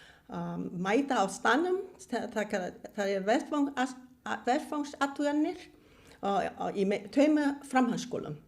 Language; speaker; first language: Icelandic; non-native, fluent; Vietnamese